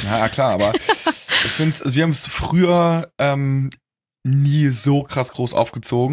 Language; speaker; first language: German; native; German